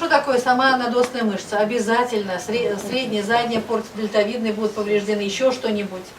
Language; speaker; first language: Russian; native; Russian